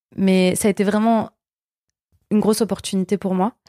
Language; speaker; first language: French; native; French